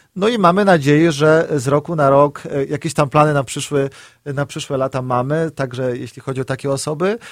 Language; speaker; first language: Polish; native; Polish